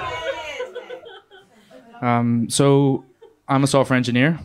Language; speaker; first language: English; native; English